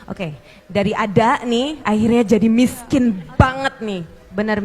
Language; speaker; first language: Indonesian; native; Indonesian